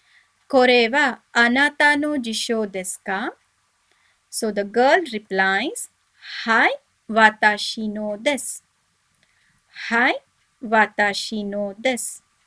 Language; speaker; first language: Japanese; non-native, fluent; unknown